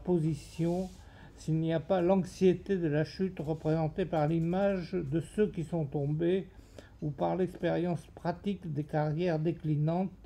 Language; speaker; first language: French; native; French